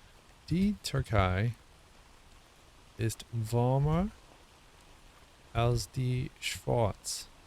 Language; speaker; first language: German; non-native, learner; English